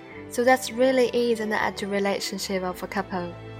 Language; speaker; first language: English; non-native, fluent; Chinese